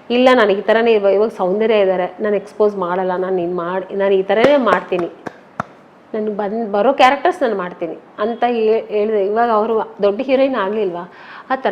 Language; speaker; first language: Kannada; native; Kannada